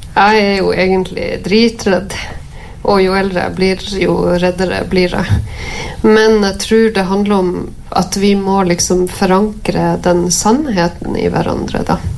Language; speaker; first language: Norwegian; native; Norwegian